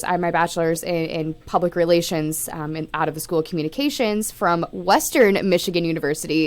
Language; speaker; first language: English; native; English